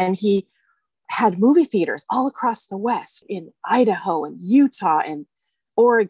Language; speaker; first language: English; native; English